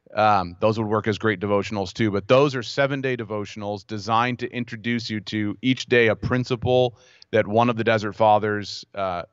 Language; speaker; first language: English; native; English